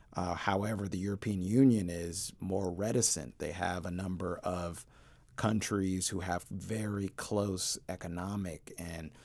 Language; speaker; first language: English; native; English